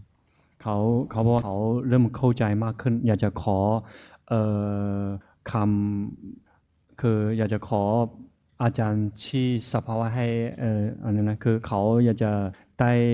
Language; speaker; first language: Thai; non-native, fluent; Chinese